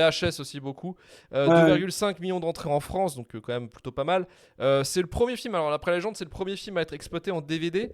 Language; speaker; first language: French; native; French